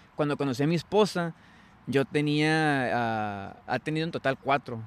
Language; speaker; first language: Spanish; early bilingual, heritage; Spanish